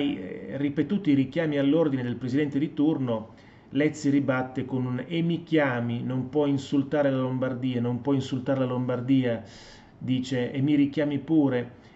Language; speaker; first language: Italian; native; Italian